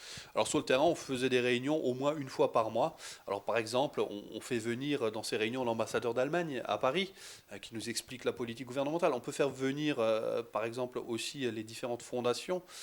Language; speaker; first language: French; native; French